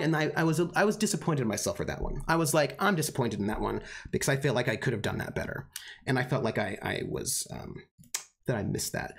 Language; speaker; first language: English; native; English